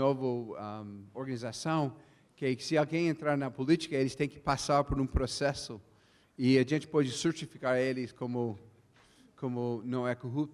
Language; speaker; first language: Portuguese; non-native, fluent; English